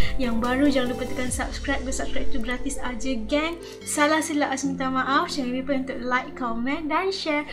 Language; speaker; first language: Malay; native; Malay